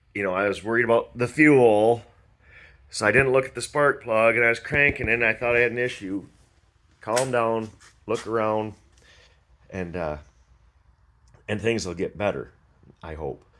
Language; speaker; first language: English; native; English